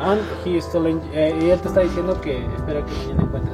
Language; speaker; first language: Spanish; native; Spanish